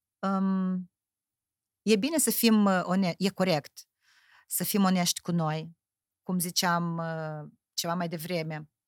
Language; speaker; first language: Romanian; native; Romanian